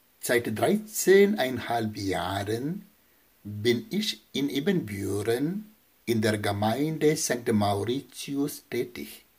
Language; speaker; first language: German; non-native, fluent; Malayalam